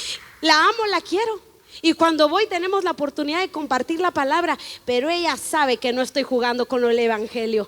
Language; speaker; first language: Spanish; native; Spanish